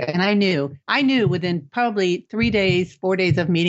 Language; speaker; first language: English; native; English